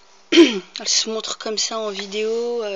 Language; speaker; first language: French; early bilingual, other home language; Arabic